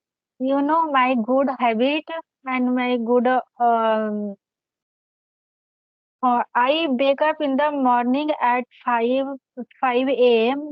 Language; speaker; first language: English; non-native, learner; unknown